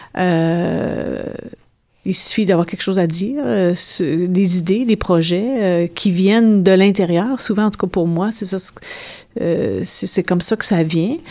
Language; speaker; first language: French; native; French